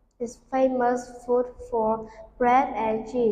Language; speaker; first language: English; non-native, learner; Vietnamese